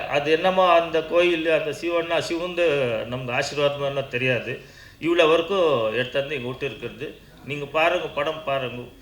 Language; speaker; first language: Tamil; non-native, learner; Kannada